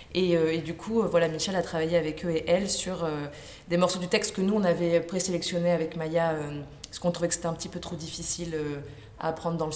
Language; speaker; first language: French; native; French